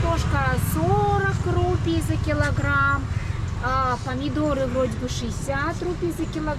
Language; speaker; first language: Russian; native; Russian